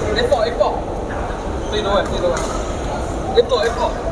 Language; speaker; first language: Chinese; early bilingual, heritage; Chinese